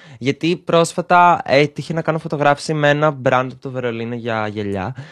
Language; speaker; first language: Greek; early bilingual, other home language; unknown